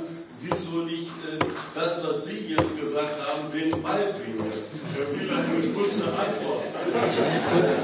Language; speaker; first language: German; non-native, fluent; Greek